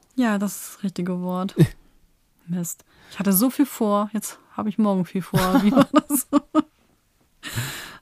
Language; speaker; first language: German; native; German